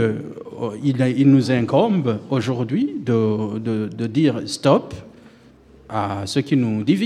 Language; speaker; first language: French; non-native, local second language; Rundi